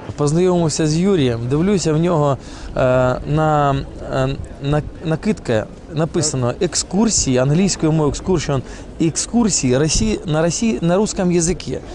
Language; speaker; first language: Ukrainian; non-native, local second language; Russian